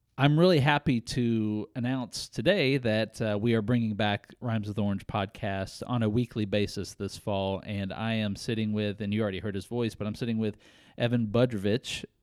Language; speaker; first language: English; native; English